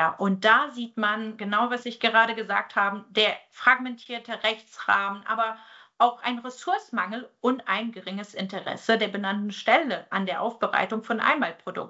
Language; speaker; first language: German; native; German